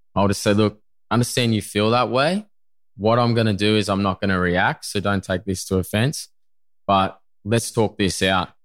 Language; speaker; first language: English; native; English